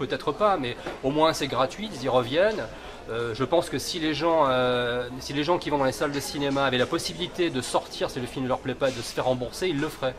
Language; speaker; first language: French; native; French